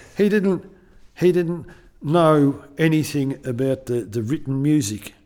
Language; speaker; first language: English; native; English